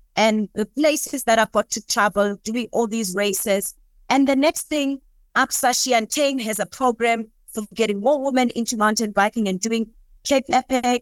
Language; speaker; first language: English; non-native, local second language; Southern Sotho